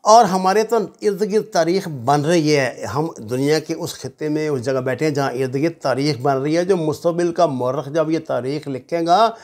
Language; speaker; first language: Urdu; native; Urdu